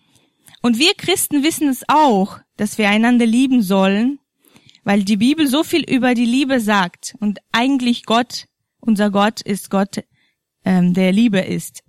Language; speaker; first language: German; non-native, fluent; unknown